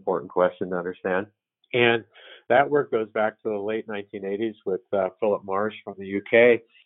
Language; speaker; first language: English; native; English